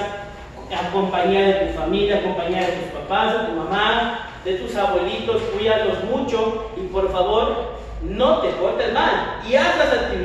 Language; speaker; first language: Spanish; native; Spanish